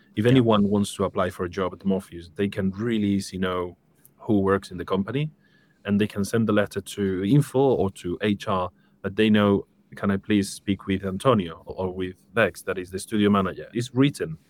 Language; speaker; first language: English; non-native, fluent; Spanish